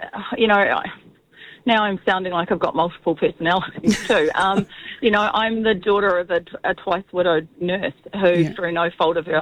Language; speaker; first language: English; native; English